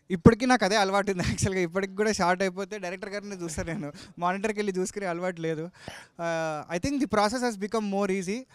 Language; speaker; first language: Telugu; native; Telugu